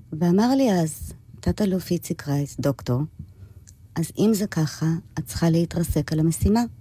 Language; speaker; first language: Hebrew; early bilingual, other home language; English